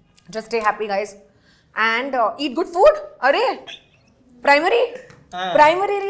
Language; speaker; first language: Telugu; non-native, local second language; Hindi